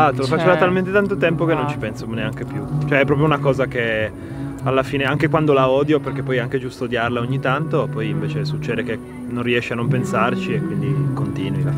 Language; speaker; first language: Italian; native; Italian